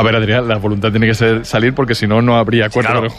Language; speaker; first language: Spanish; native; Spanish